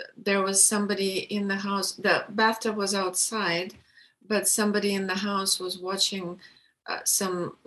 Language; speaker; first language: English; non-native, fluent; Russian